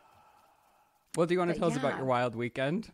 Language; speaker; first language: English; native; English